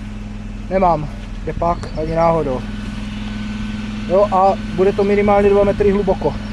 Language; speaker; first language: Czech; native; Czech